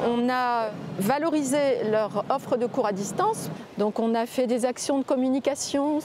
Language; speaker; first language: French; native; French